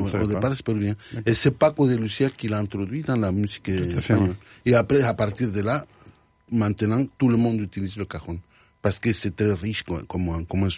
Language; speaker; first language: French; non-native, fluent; Spanish